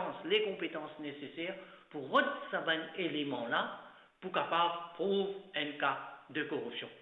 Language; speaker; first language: French; non-native, local second language; Morisyen